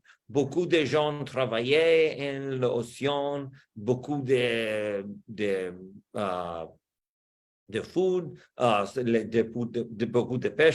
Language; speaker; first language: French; non-native, learner; English